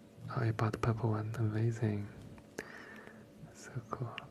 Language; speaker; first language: English; non-native, fluent; Chinese